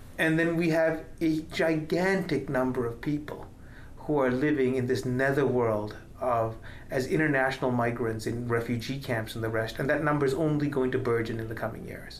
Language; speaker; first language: English; non-native, local second language; Tamil